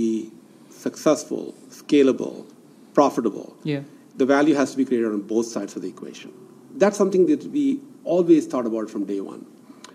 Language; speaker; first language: English; non-native, local second language; Kannada